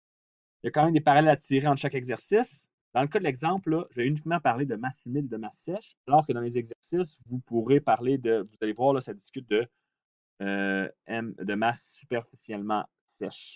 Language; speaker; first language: French; native; French